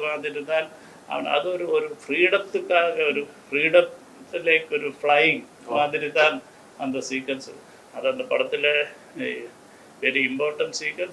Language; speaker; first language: Tamil; non-native, learner; Malayalam